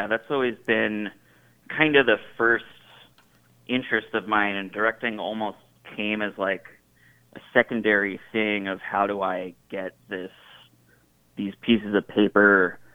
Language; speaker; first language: English; native; English